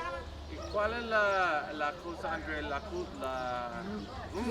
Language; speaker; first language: Spanish; non-native, learner; English